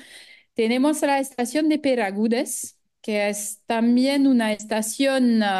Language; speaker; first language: Spanish; non-native, fluent; French